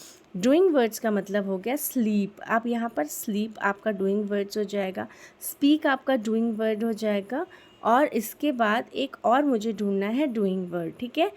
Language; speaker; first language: Hindi; native; Hindi